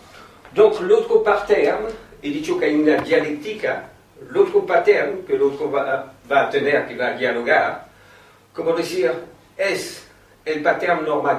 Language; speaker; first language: Spanish; non-native, fluent; French